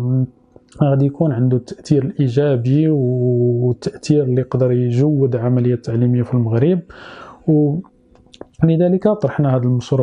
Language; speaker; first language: Arabic; native; Arabic